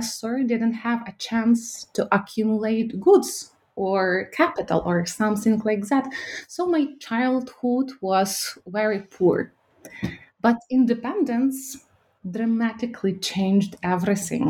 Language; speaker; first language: English; non-native, fluent; Ukrainian